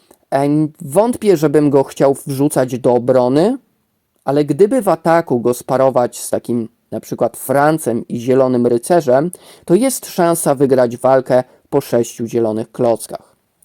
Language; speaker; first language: Polish; native; Polish